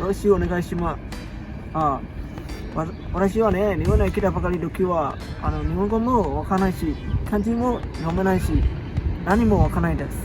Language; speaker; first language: Japanese; non-native, learner; Bangla